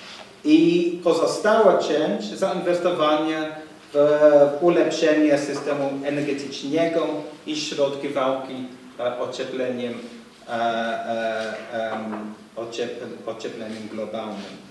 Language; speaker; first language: Polish; non-native, fluent; English